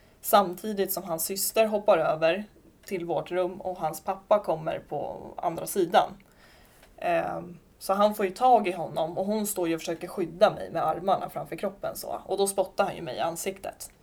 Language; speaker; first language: Swedish; native; Swedish